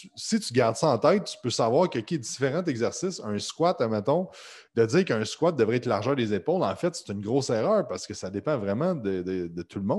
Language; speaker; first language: French; native; French